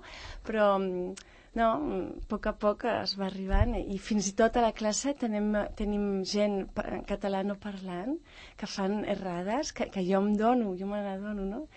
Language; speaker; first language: Catalan; non-native, local second language; French